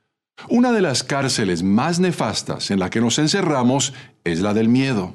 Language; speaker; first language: Spanish; native; Spanish